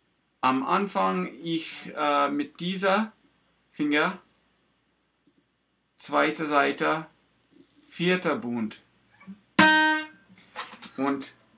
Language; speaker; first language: German; non-native, learner; English